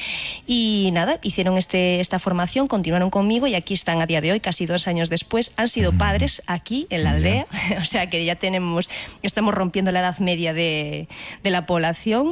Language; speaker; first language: Spanish; native; Spanish